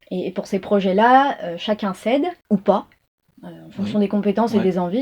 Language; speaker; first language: French; native; French